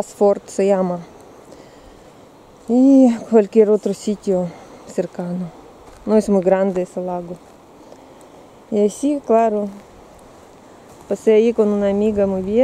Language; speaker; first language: Spanish; non-native, learner; Russian